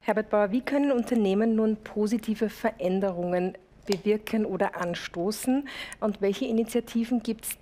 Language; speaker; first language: German; native; German